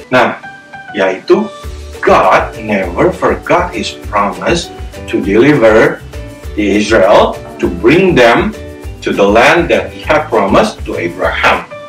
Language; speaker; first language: English; non-native, fluent; Indonesian